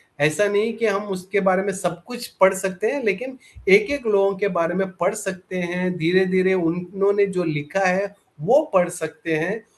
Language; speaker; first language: Hindi; non-native, local second language; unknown